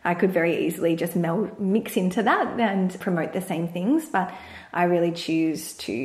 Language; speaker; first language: English; native; English